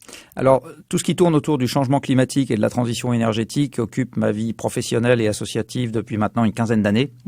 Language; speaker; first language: French; native; French